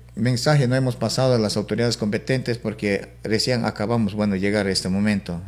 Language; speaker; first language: Spanish; native; Spanish